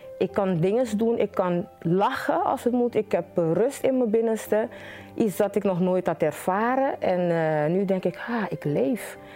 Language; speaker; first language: Dutch; native; Dutch